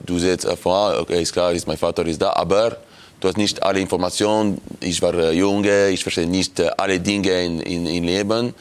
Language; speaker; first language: German; non-native, local second language; French